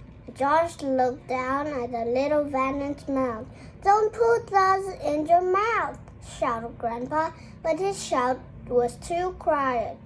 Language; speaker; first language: English; non-native, learner; Vietnamese